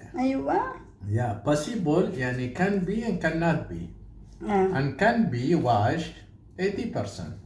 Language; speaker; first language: English; non-native, learner; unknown